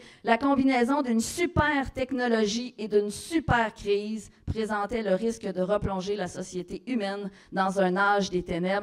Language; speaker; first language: French; native; French